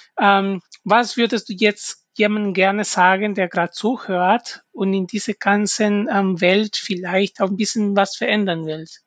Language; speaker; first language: German; non-native, fluent; Spanish